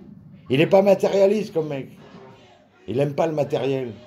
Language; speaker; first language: French; native; French